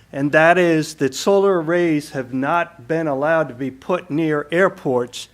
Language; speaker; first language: English; native; English